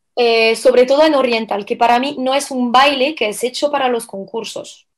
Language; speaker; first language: Spanish; non-native, fluent; French